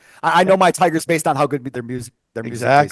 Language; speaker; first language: English; native; English